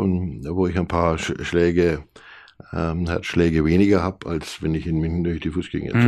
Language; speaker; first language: German; native; German